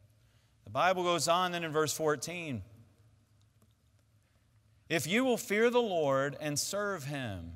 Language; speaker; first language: English; native; English